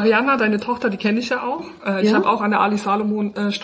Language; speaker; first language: German; native; German